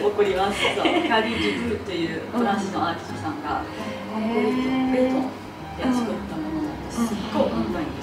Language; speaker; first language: Japanese; non-native, fluent; Chinese